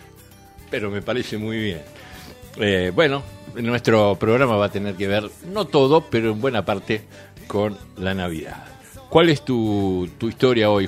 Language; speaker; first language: Spanish; native; Spanish